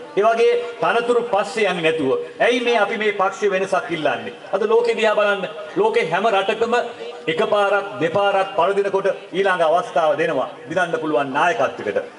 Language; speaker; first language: Sinhala; non-native, local second language; Tamil